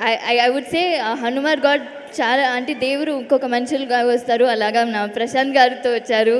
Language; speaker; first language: Telugu; non-native, local second language; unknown